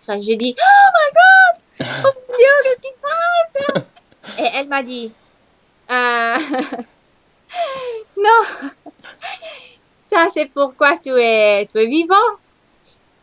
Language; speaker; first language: French; non-native, learner; Italian